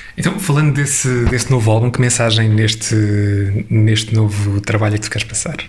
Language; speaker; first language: Portuguese; native; Portuguese